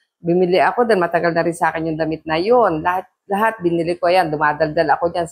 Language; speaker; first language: Filipino; non-native, local second language; Pampanga